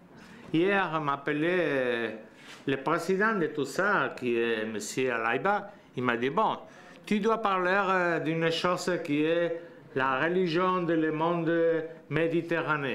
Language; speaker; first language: French; non-native, learner; Spanish